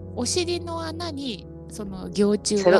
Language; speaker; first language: Japanese; native; Japanese